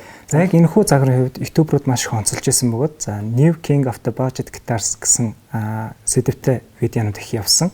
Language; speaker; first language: Mongolian; native; Mongolian